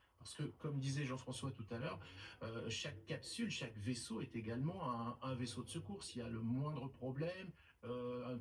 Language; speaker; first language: French; native; French